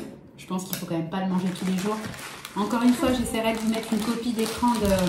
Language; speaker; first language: French; native; French